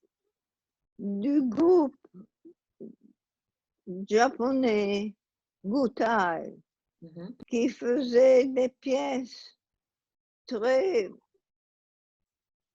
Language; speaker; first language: French; non-native, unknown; Italian